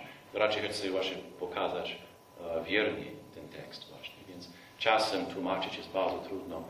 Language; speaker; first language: Polish; non-native, fluent; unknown